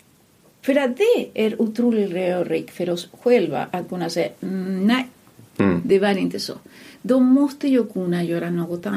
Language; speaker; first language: Swedish; non-native, fluent; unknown